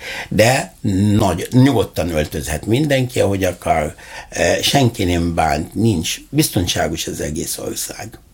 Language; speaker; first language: Hungarian; non-native, fluent; Arabic